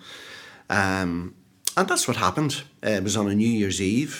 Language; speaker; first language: English; native; English